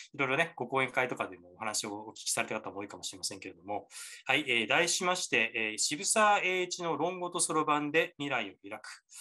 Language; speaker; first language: Japanese; native; Japanese